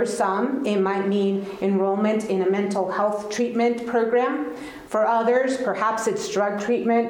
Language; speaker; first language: English; early bilingual, other home language; Spanish